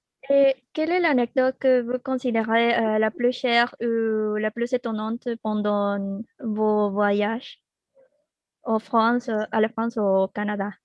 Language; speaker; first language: French; non-native, learner; Spanish